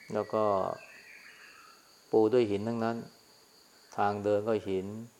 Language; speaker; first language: Thai; native; Thai